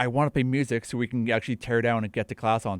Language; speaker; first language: English; native; English